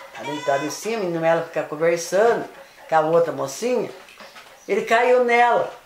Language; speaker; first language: Portuguese; native; Portuguese